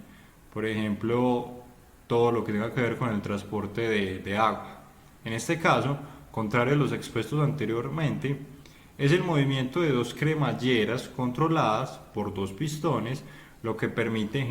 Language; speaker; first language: Spanish; native; Spanish